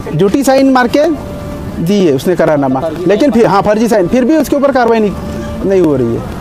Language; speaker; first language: Hindi; non-native, local second language; Marathi